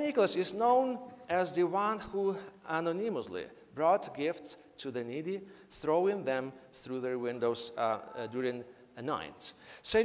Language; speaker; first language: English; non-native, fluent; Ukrainian